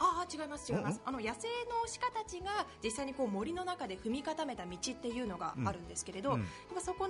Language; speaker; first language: Japanese; native; Japanese